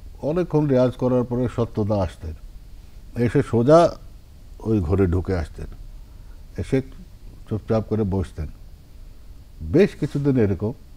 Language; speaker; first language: Bangla; non-native, local second language; Punjabi